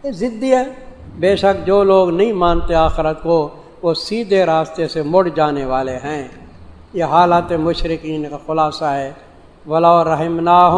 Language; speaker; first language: Urdu; non-native, local second language; Saraiki